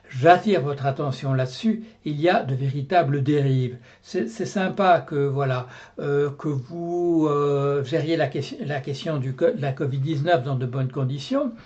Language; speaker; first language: French; native; French